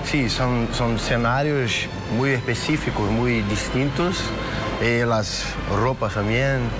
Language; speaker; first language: Spanish; non-native, fluent; Portuguese